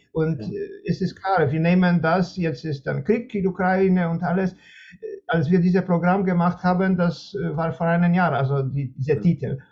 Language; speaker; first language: German; non-native, fluent; Polish